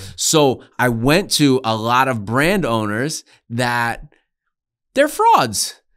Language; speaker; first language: English; native; English